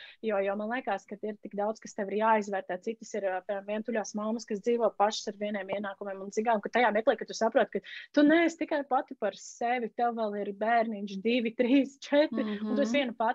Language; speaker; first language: Latvian; native; Latvian